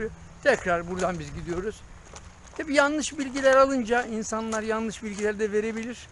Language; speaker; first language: Turkish; native; Turkish